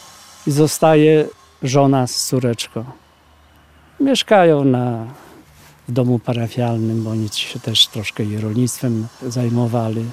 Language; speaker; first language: Polish; native; Polish